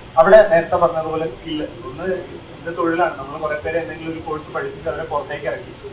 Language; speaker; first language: Malayalam; native; Malayalam